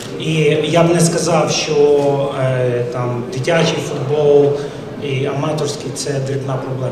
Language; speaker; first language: Ukrainian; non-native, local second language; Russian